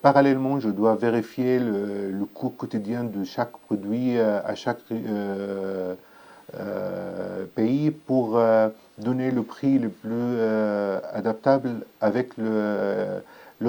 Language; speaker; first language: French; non-native, learner; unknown